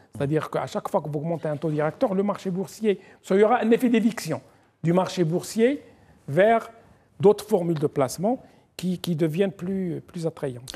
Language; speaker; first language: French; non-native, local second language; Arabic